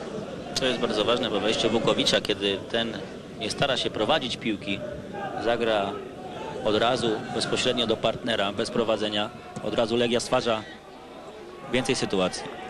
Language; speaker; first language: Polish; native; Polish